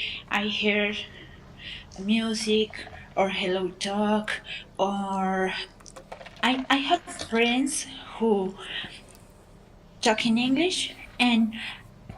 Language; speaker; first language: English; non-native, learner; Spanish